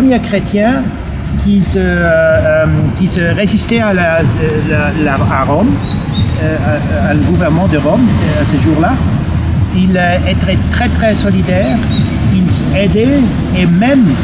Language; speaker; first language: French; non-native, learner; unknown